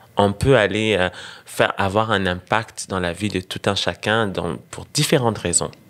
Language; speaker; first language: French; non-native, local second language; Rundi